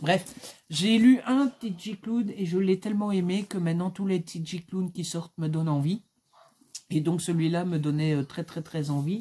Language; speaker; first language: French; native; French